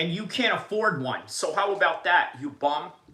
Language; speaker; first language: English; native; English